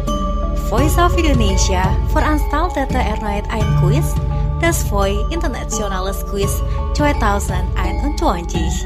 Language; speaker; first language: German; non-native, fluent; Indonesian